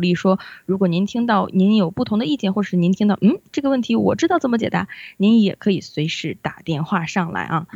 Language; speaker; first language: Chinese; native; Chinese